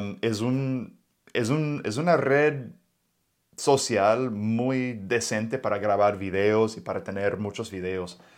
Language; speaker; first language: Spanish; non-native, fluent; English